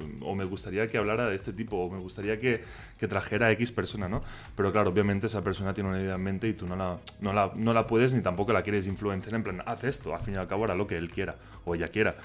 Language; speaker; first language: Spanish; non-native, local second language; Catalan